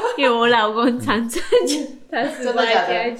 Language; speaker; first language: Chinese; non-native, learner; Japanese